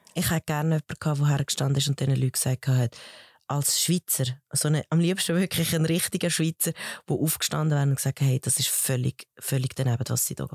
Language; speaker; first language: German; early bilingual, other home language; Spanish